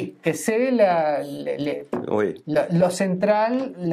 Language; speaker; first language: French; non-native, fluent; Spanish